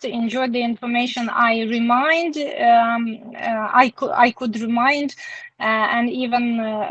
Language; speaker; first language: English; non-native, learner; Ukrainian